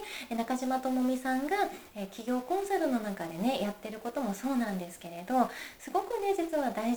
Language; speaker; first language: Japanese; native; Japanese